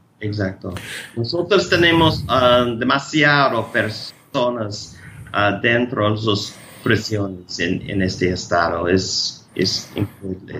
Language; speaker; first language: Spanish; non-native, learner; English